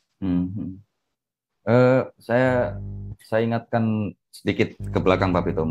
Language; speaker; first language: Indonesian; native; Indonesian